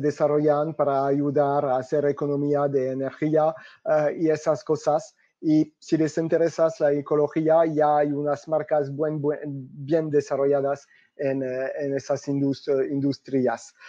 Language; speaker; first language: Spanish; non-native, fluent; French